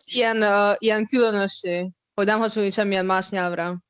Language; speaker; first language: Hungarian; non-native, local second language; Russian